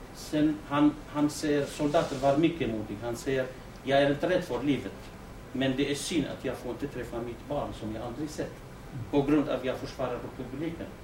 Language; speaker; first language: Swedish; non-native, fluent; Kurdish